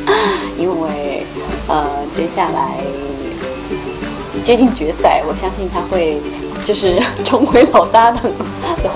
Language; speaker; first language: Chinese; native; Chinese